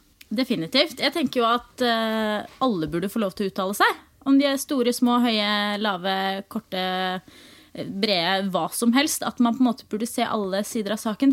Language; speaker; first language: Norwegian; native; Norwegian